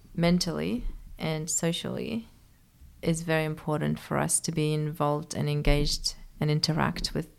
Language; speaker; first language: English; early bilingual, other home language; Persian